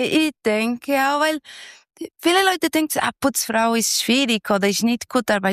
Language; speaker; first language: German; non-native, learner; Portuguese